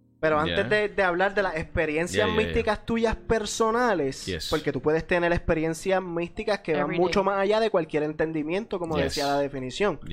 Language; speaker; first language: Spanish; native; Spanish